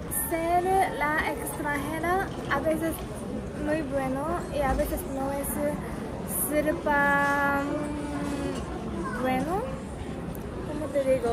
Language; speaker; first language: Spanish; non-native, learner; Japanese